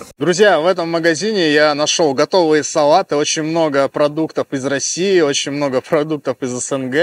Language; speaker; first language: Russian; native; Russian